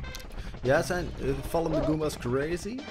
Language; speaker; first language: Dutch; native; Dutch